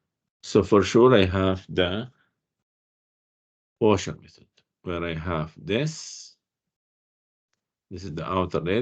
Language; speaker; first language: English; non-native, fluent; Arabic